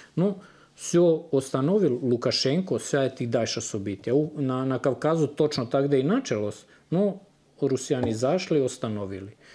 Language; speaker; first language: Russian; non-native, fluent; Serbian